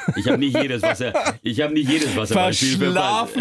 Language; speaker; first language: German; early bilingual, other home language; Hungarian